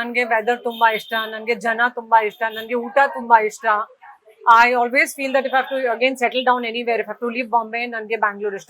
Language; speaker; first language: Kannada; non-native, learner; Hindi